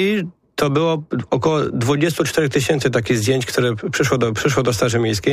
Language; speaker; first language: Polish; native; Polish